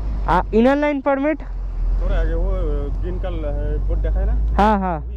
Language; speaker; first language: Hindi; non-native, fluent; Bangla